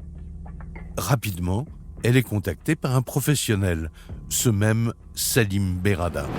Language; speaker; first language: French; native; French